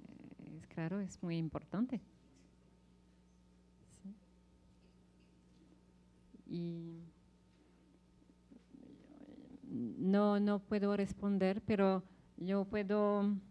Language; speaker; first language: Spanish; non-native, fluent; French